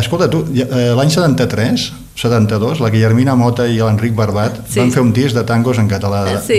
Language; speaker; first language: Catalan; native; Catalan